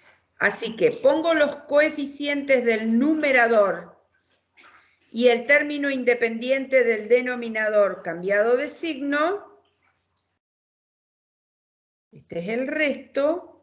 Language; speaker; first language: Spanish; native; Spanish